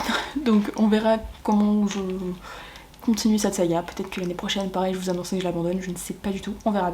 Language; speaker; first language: French; native; French